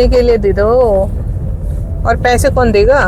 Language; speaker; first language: Hindi; native; Hindi